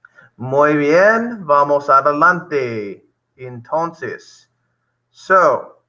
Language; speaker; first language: Spanish; non-native, fluent; English